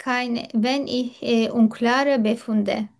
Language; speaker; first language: German; non-native, learner; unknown